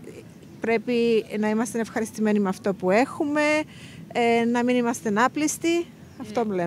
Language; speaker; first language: Greek; native; Greek